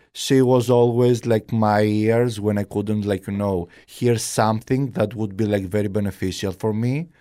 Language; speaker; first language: English; non-native, fluent; Greek